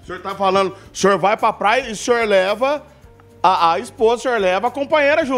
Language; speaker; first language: Portuguese; native; Portuguese